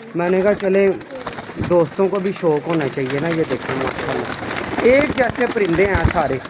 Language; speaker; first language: Urdu; non-native, local second language; Punjabi